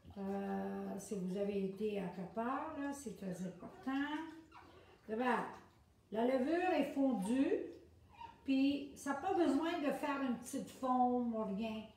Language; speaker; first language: French; native; French